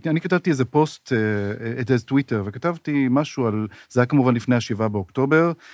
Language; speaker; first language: Hebrew; native; Hebrew